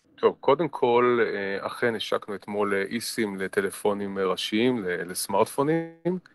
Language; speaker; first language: Hebrew; non-native, fluent; English